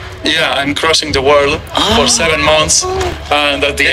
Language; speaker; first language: English; non-native, fluent; Spanish